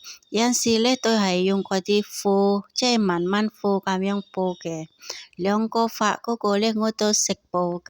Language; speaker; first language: Cantonese; non-native, learner; Indonesian